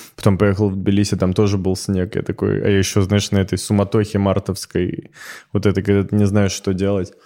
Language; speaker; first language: Russian; native; Russian